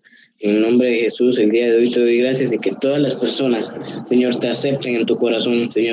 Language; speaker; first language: Spanish; native; Spanish